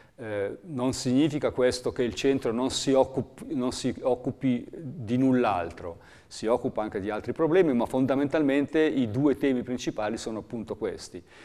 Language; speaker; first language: Italian; native; Italian